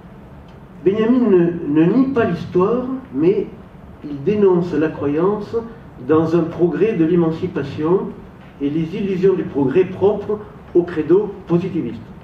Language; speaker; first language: French; native; French